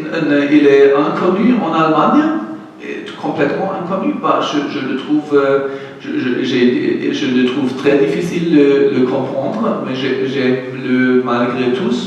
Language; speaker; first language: French; non-native, learner; German